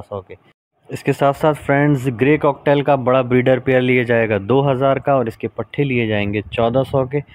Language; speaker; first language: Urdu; native; Urdu